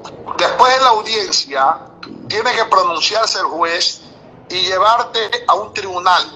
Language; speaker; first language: Spanish; native; Spanish